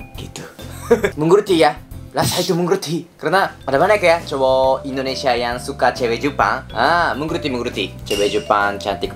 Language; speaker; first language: Indonesian; non-native, learner; Japanese